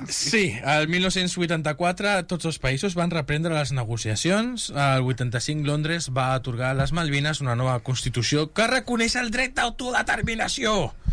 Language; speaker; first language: Catalan; non-native, local second language; Spanish